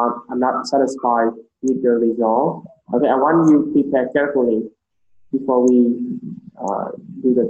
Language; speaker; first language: English; non-native, learner; Vietnamese